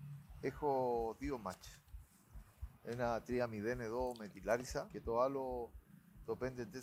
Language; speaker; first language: Greek; non-native, learner; Spanish